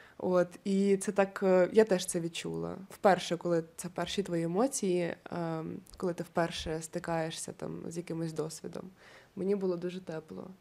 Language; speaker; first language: Ukrainian; native; Ukrainian